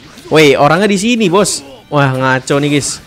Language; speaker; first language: Indonesian; native; Indonesian